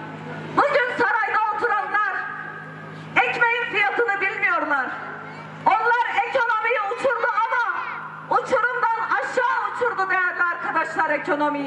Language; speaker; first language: Turkish; native; Turkish